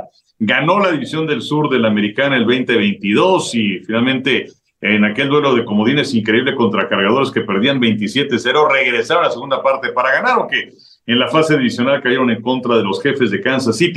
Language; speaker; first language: Spanish; native; Spanish